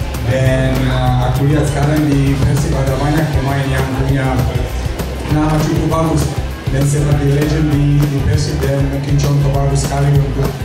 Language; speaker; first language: Indonesian; non-native, fluent; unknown